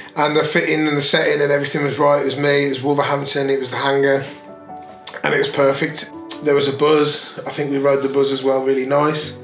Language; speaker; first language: English; native; English